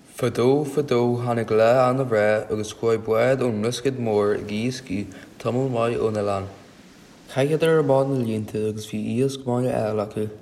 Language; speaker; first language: Irish; native; Irish